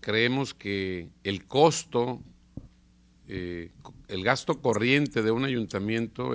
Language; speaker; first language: Spanish; native; Spanish